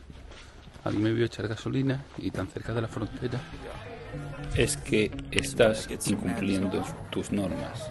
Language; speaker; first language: Spanish; native; Spanish